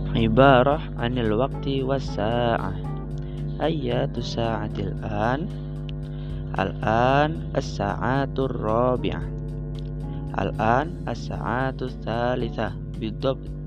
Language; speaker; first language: Arabic; non-native, learner; Indonesian